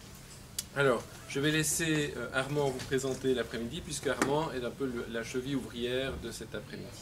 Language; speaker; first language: French; native; French